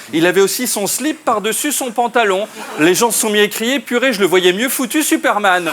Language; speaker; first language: French; native; French